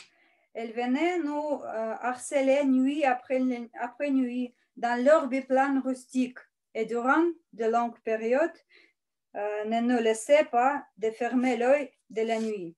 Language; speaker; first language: French; non-native, learner; Russian